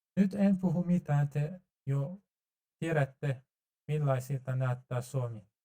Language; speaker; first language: Finnish; non-native, learner; Turkish